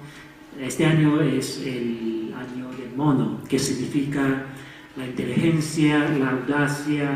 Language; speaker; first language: Spanish; non-native, fluent; Chinese